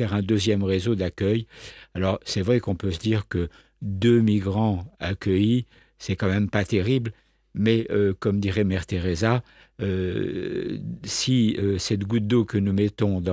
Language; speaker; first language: French; native; French